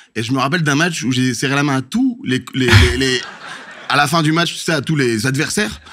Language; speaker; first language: French; native; French